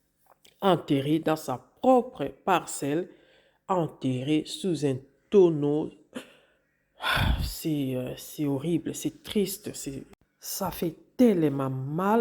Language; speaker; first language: French; non-native, local second language; Lingala